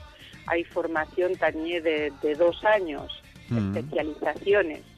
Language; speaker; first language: Spanish; non-native, fluent; French